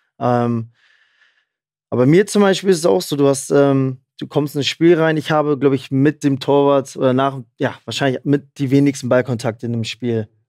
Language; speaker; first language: German; native; German